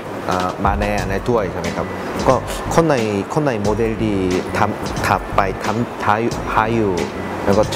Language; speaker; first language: Thai; non-native, learner; Korean